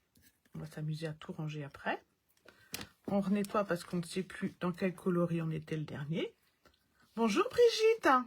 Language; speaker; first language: French; native; French